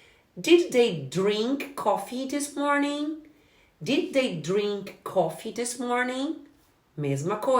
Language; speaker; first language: English; non-native, fluent; Portuguese